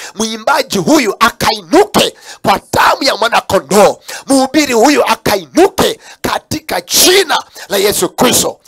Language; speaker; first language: Swahili; non-native, local second language; Kamba